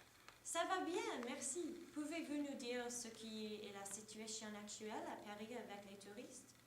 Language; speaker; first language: French; non-native, learner; English